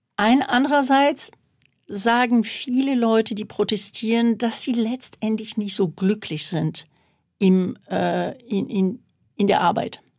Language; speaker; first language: German; non-native, fluent; French